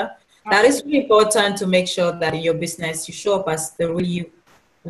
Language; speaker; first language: English; non-native, local second language; French